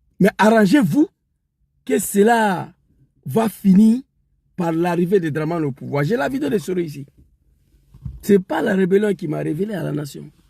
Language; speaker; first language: French; non-native, local second language; Dyula